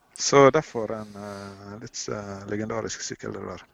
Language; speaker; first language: Norwegian; native; Norwegian